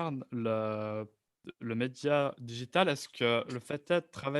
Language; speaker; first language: French; native; French